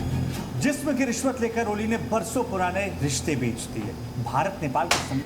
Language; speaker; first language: Hindi; native; Hindi